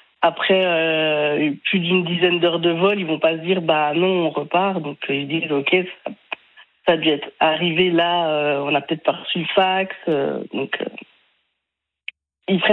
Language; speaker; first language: French; native; French